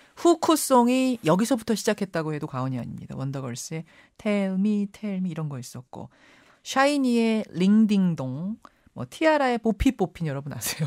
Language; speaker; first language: Korean; native; Korean